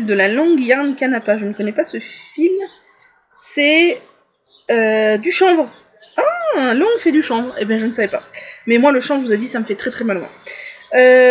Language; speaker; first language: French; native; French